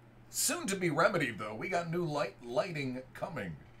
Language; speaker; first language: English; native; English